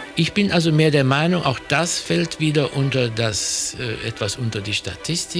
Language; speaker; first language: German; native; German